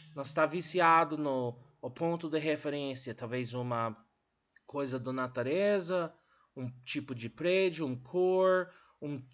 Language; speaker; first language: Portuguese; non-native, learner; English